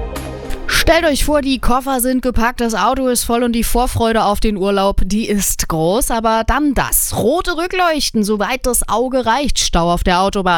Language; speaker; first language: German; native; German